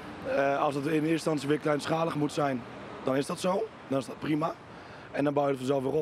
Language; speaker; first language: Dutch; native; Dutch